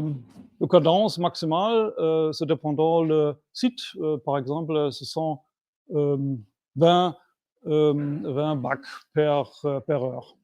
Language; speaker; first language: French; non-native, fluent; German